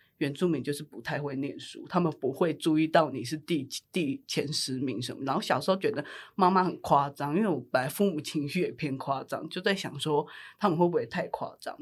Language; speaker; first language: Chinese; native; Chinese